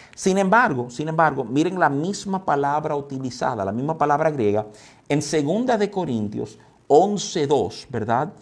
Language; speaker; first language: Spanish; native; Spanish